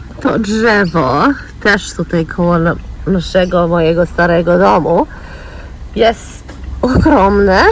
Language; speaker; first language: Polish; early bilingual, heritage; Polish